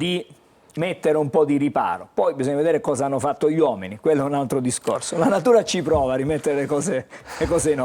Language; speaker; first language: Italian; native; Italian